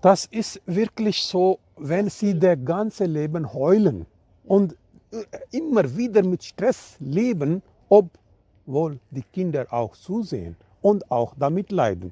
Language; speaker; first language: German; non-native, learner; Urdu